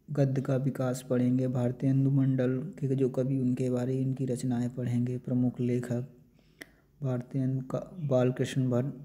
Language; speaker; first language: Hindi; native; Hindi